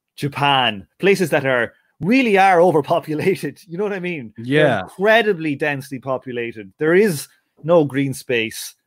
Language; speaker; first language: English; native; English